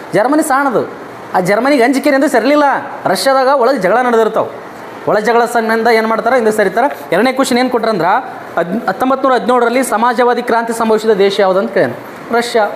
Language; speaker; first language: Kannada; native; Kannada